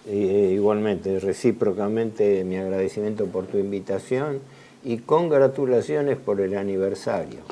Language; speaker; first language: Spanish; native; Spanish